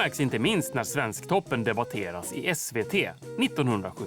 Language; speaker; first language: Swedish; native; Swedish